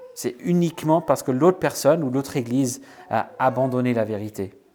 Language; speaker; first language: French; non-native, fluent; English